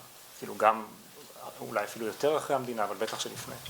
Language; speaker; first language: Hebrew; native; Hebrew